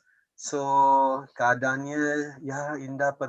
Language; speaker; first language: Indonesian; non-native, fluent; English